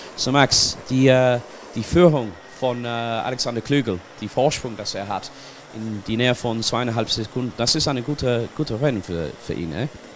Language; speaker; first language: German; non-native, learner; English